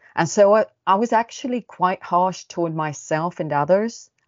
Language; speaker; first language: English; early bilingual, other home language; Estonian